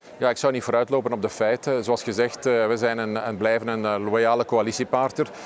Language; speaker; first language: Dutch; native; Dutch